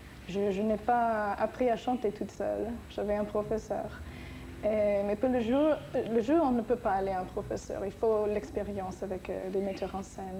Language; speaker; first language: French; non-native, fluent; English